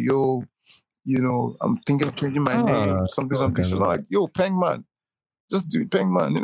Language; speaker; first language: English; non-native, local second language; Igbo